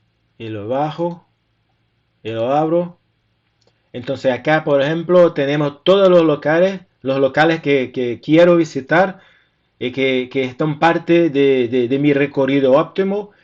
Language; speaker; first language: Spanish; non-native, fluent; Portuguese